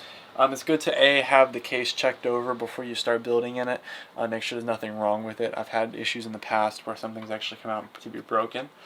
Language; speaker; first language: English; native; English